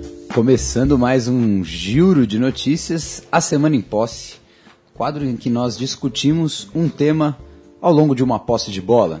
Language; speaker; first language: Portuguese; native; Portuguese